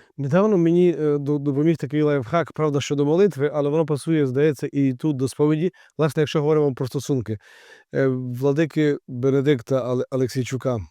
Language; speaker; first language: Ukrainian; native; Ukrainian